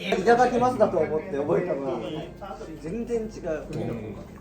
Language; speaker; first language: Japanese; non-native, learner; Korean